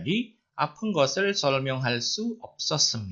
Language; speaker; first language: Korean; non-native, fluent; Indonesian